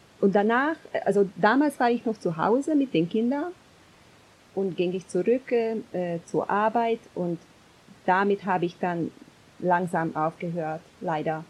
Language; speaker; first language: German; non-native, fluent; Hungarian